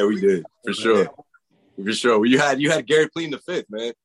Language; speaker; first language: English; native; English